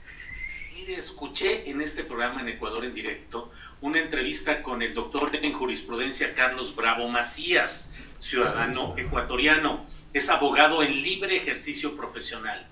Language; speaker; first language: Spanish; native; Spanish